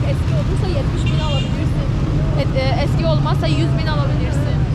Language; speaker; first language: Turkish; non-native, fluent; Persian